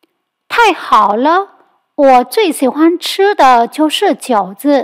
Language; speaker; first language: Chinese; non-native, fluent; Vietnamese